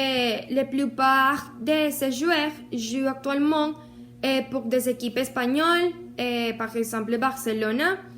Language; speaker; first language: French; non-native, learner; Spanish